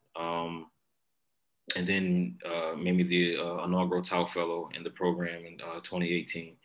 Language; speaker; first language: English; native; English